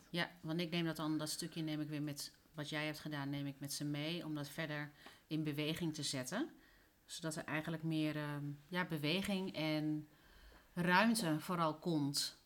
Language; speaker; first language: Dutch; early bilingual, other home language; Spanish